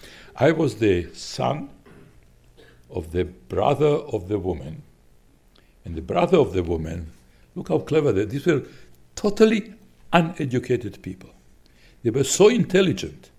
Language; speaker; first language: English; non-native, fluent; Slovak